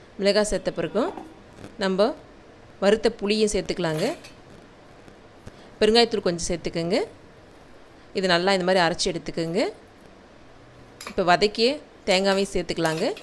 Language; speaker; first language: Tamil; native; Tamil